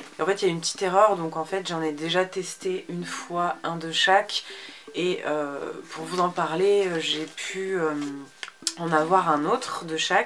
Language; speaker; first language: French; native; French